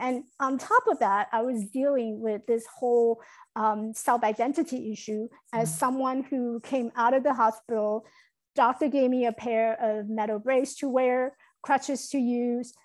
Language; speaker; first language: English; non-native, fluent; Chinese